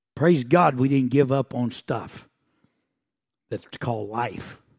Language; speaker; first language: English; native; English